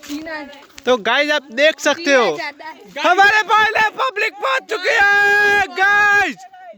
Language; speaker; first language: Hindi; non-native, local second language; Gujarati